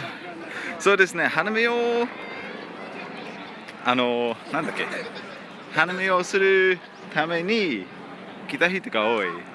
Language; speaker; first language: Japanese; non-native, learner; English